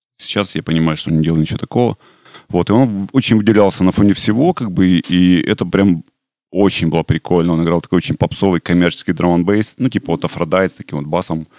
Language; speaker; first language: Russian; native; Russian